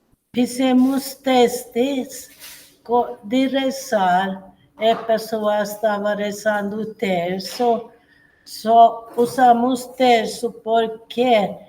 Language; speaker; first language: Portuguese; non-native, fluent; Swedish